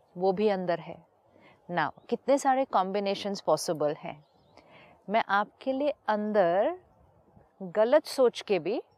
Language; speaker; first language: Hindi; native; Hindi